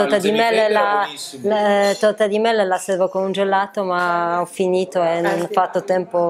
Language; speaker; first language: Italian; non-native, fluent; Polish